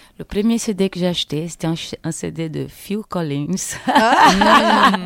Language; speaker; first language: French; non-native, fluent; Portuguese